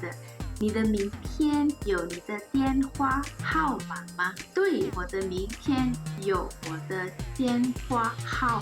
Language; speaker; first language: Chinese; non-native, learner; English